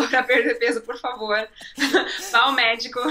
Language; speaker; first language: Portuguese; native; Portuguese